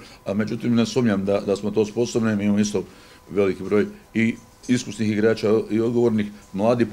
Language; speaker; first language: Croatian; native; Croatian